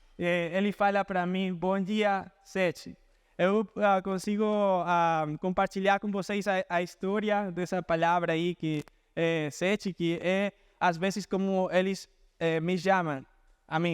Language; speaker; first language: Portuguese; non-native, fluent; Spanish